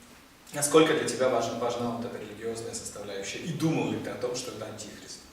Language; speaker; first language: Russian; native; Russian